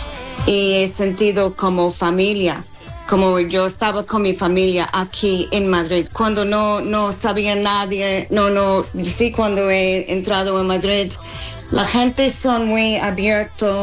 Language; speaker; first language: Spanish; non-native, fluent; English